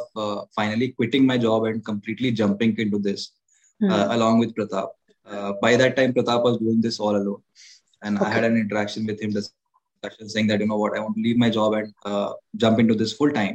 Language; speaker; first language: English; non-native, local second language; Hindi